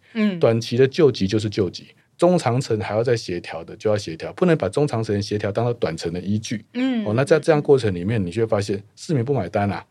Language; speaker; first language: Chinese; native; Chinese